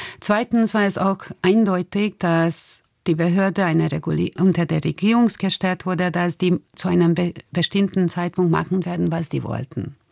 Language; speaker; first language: German; non-native, fluent; Hungarian